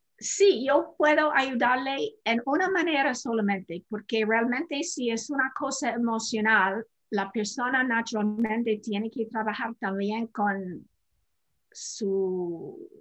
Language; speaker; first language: Spanish; non-native, fluent; English